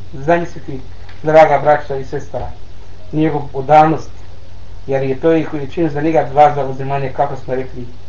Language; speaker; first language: Bosnian; non-native, learner; Arabic